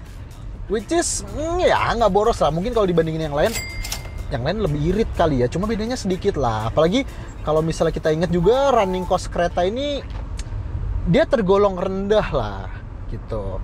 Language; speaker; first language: Indonesian; native; Indonesian